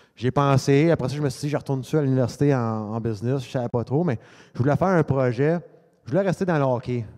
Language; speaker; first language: French; native; French